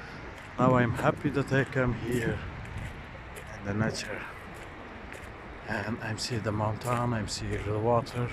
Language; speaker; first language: English; non-native, learner; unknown